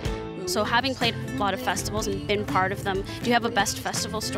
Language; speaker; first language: English; native; English